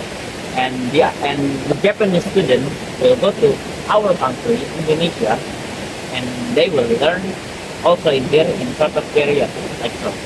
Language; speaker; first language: English; non-native, learner; Indonesian